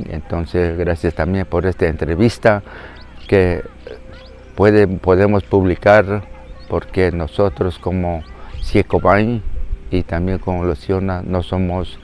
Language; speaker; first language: Spanish; non-native, local second language; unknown